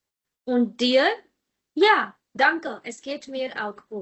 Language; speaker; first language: German; non-native, fluent; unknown